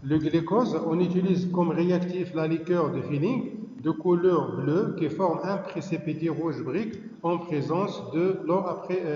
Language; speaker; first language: French; non-native, local second language; Arabic